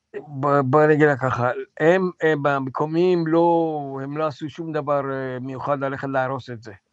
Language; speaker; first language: Hebrew; non-native, fluent; Persian